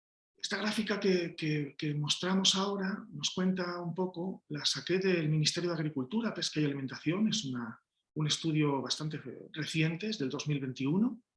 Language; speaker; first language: Spanish; native; Spanish